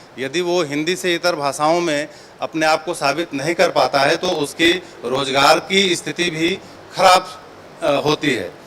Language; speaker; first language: Hindi; native; Hindi